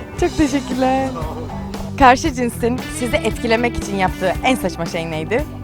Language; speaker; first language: Turkish; native; Turkish